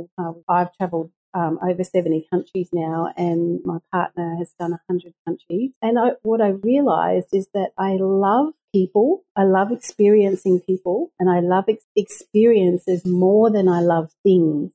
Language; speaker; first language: English; native; English